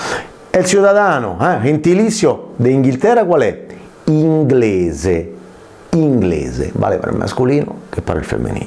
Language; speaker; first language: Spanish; non-native, fluent; Italian